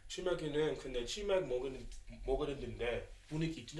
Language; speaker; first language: Korean; non-native, learner; English